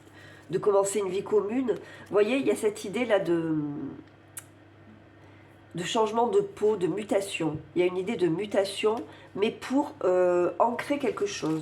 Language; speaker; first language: French; native; French